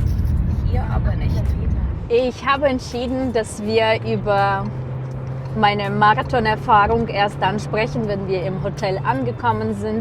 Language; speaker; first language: German; non-native, fluent; Russian